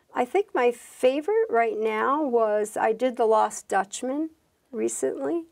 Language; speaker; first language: English; native; English